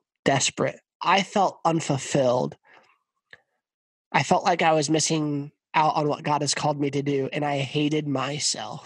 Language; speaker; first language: English; native; English